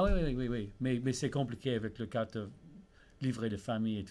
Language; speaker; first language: French; early bilingual, heritage; English